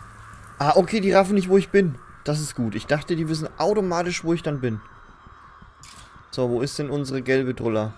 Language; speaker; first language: German; native; German